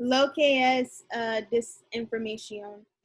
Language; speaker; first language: Spanish; non-native, learner; English